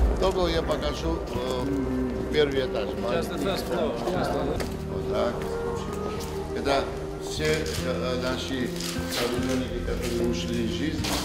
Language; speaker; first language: Russian; non-native, fluent; Georgian